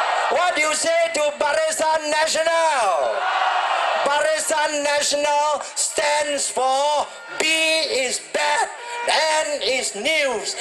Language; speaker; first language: English; non-native, local second language; Chinese